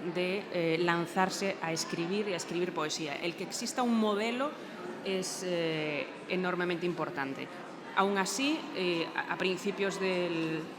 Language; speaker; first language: Spanish; non-native, local second language; Galician